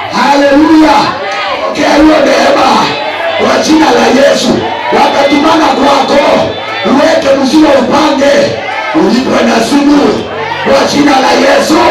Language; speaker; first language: Swahili; non-native, local second language; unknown